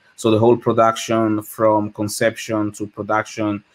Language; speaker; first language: English; non-native, fluent; French